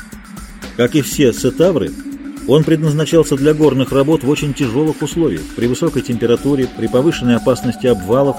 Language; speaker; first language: Russian; native; Russian